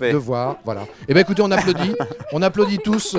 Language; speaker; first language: French; native; French